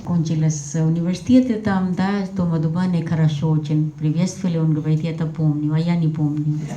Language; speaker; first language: Russian; non-native, fluent; Hindi